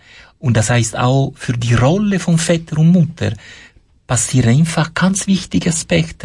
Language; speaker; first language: German; non-native, fluent; Italian